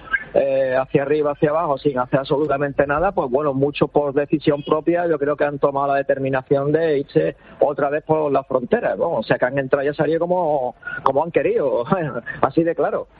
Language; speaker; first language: Spanish; native; Spanish